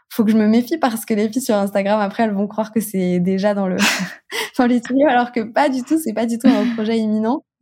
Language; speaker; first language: French; native; French